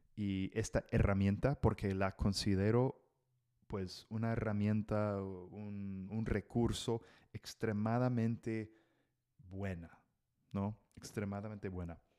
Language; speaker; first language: Spanish; non-native, fluent; English